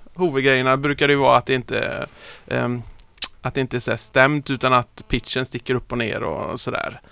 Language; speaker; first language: Swedish; native; Swedish